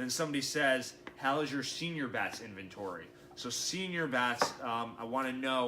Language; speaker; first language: English; native; English